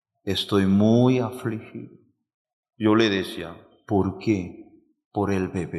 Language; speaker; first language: Spanish; non-native, fluent; Korean